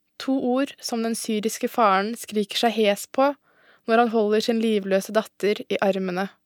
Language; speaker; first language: Norwegian; early bilingual, other home language; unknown